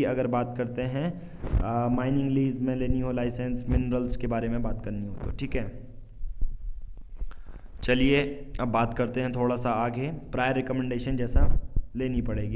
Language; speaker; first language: Hindi; native; Hindi